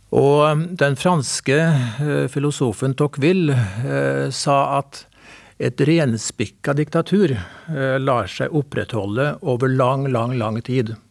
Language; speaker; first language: Norwegian; native; Norwegian